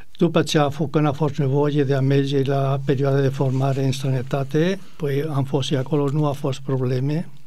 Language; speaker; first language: Romanian; non-native, fluent; Spanish